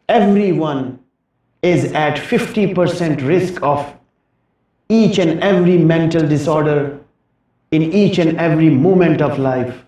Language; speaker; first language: English; non-native, local second language; Urdu